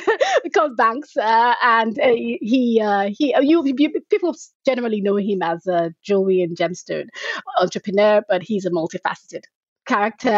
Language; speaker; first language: English; non-native, local second language; Yoruba